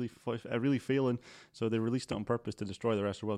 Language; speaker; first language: English; native; English